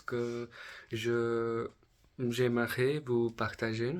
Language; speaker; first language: French; non-native, learner; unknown